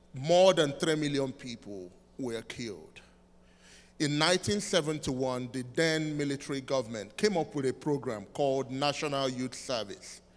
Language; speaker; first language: English; non-native, local second language; Igbo